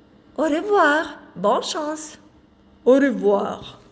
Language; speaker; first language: French; non-native, fluent; Ukrainian